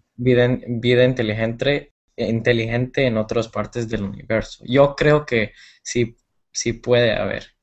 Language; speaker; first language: Spanish; non-native, fluent; English